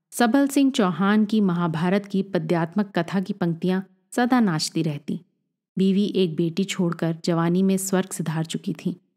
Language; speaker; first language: Hindi; native; Hindi